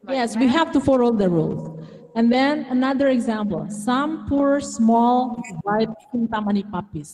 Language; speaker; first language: English; non-native, fluent; Indonesian